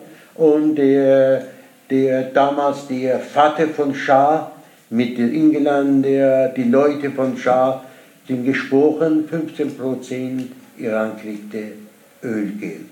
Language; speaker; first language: German; non-native, learner; Persian